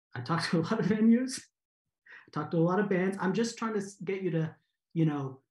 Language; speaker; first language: English; native; English